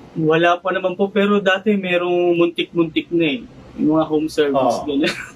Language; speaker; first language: Filipino; native; Filipino